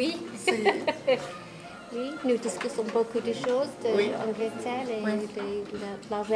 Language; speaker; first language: French; non-native, learner; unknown